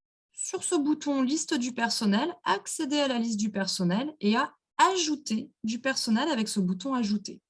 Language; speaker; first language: French; native; French